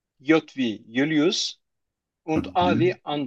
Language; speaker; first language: German; non-native, learner; Turkish